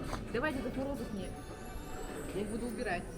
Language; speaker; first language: Russian; native; Russian